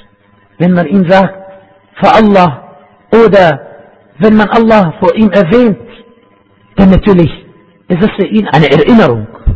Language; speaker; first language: German; non-native, fluent; Arabic